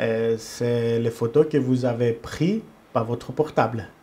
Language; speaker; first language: French; non-native, learner; Greek